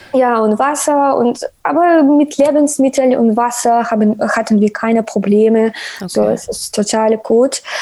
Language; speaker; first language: German; non-native, learner; Ukrainian